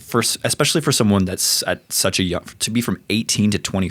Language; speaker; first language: English; native; English